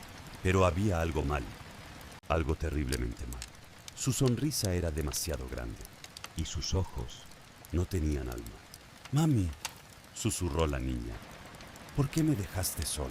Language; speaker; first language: Spanish; native; Spanish